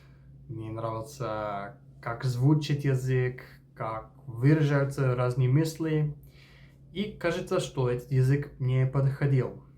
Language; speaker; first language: Russian; non-native, fluent; English